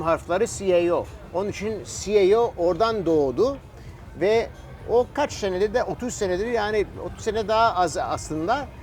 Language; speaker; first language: Turkish; early bilingual, heritage; Turkish